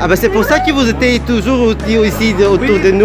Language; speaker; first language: French; non-native, fluent; Russian